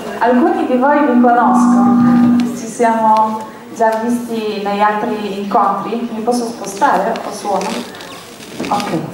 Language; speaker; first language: Italian; non-native, fluent; Polish